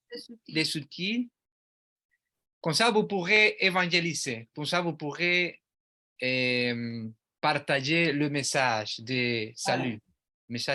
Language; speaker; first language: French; non-native, learner; Spanish